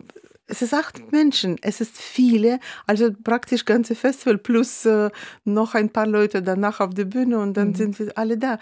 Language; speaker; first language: German; non-native, fluent; Russian